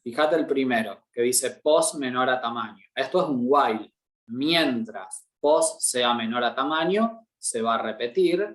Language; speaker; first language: Spanish; native; Spanish